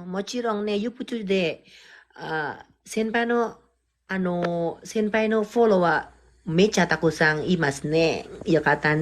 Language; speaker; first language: Japanese; non-native, learner; Indonesian